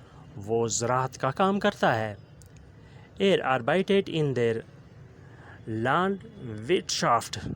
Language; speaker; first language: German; non-native, learner; Urdu